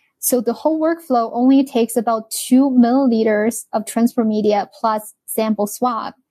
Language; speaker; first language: English; non-native, fluent; Chinese